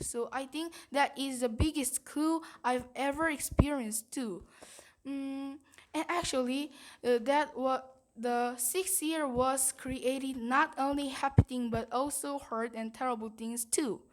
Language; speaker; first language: English; non-native, learner; Korean